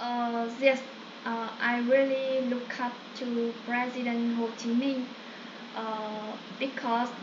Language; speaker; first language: English; non-native, learner; Vietnamese